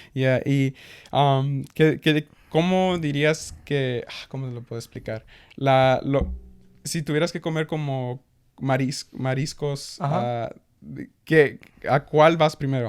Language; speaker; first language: Spanish; early bilingual, heritage; Spanish